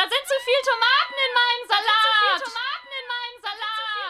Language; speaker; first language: German; non-native, fluent; Spanish